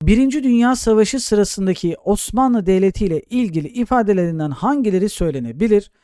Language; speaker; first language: Turkish; native; Turkish